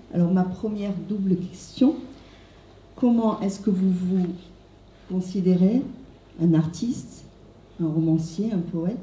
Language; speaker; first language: French; native; French